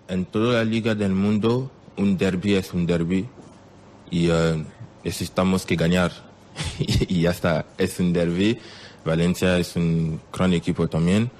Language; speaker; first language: Spanish; non-native, learner; French